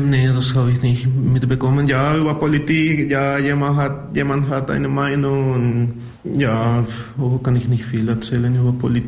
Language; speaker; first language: German; non-native, learner; Spanish